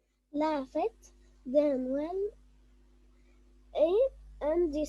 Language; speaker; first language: French; non-native, learner; Arabic